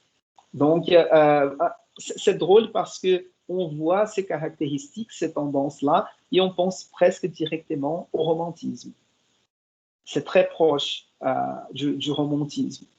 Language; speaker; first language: French; non-native, fluent; Portuguese